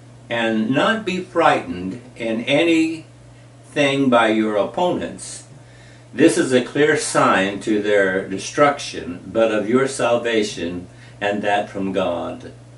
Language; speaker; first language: English; native; English